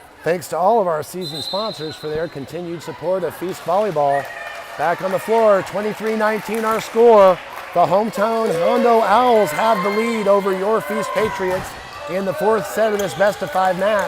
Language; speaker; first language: English; native; English